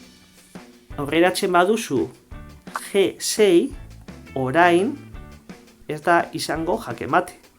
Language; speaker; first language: Basque; non-native, local second language; Spanish